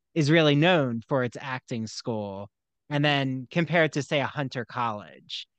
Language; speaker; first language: English; native; English